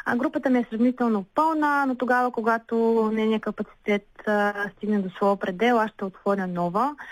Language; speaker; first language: Bulgarian; native; Bulgarian